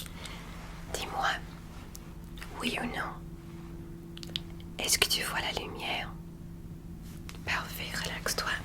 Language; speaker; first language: French; non-native, learner; English